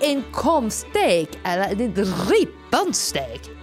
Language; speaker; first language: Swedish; non-native, learner; Danish